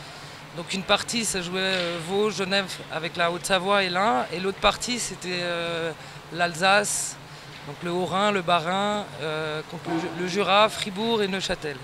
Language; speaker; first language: French; native; French